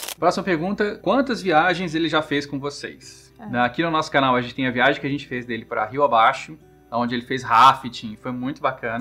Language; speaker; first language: Portuguese; native; Portuguese